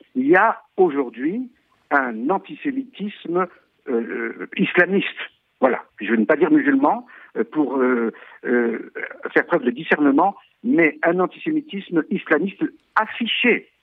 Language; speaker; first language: French; native; French